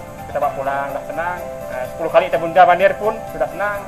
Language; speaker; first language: Indonesian; non-native, local second language; Iban